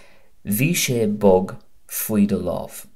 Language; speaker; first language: Irish; non-native, local second language; English